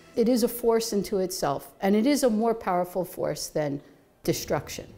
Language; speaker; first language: English; native; English